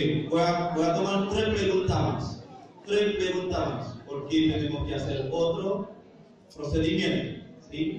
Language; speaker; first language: Spanish; non-native, learner; Haitian Creole